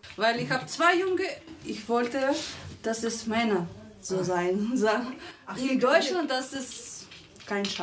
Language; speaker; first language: German; non-native, learner; Russian